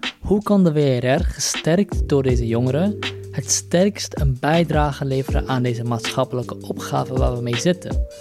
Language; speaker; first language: Dutch; native; Dutch